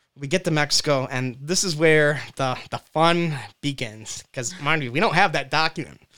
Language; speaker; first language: English; native; English